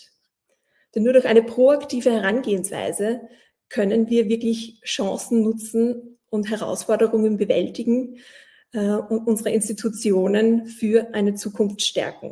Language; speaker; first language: German; native; German